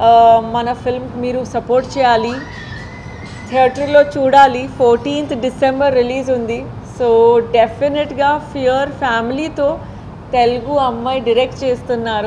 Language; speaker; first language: Telugu; non-native, local second language; Tamil